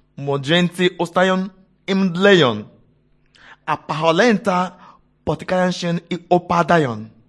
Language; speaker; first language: Polish; non-native, fluent; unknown